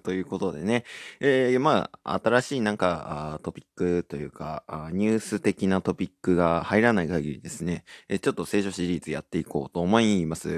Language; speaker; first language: Japanese; native; Japanese